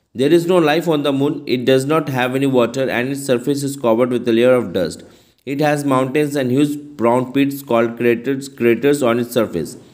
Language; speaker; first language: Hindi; non-native, local second language; Bangla